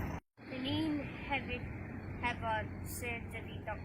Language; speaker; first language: Welsh; non-native, local second language; English